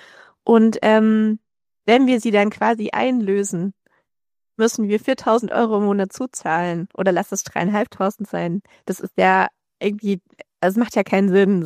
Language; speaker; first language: German; native; German